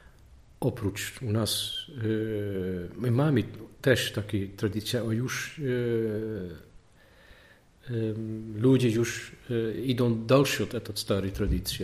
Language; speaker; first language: Polish; non-native, learner; Dutch